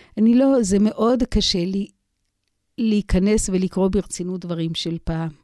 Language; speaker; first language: Hebrew; native; Hebrew